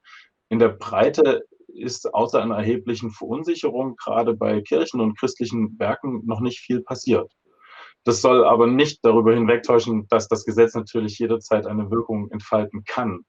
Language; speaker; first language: German; native; German